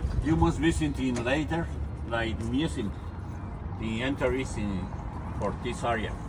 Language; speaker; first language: English; non-native, learner; Spanish